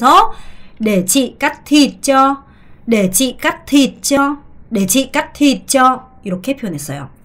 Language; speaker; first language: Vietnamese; non-native, fluent; Korean